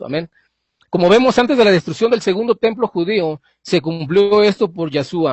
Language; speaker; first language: Spanish; native; Spanish